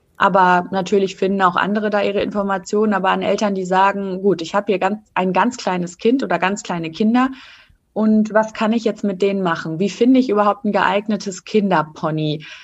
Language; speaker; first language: German; native; German